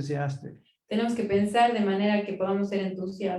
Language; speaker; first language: Spanish; native; Spanish